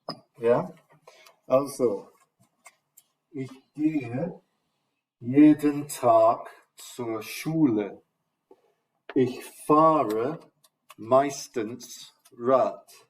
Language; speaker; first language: German; non-native, fluent; English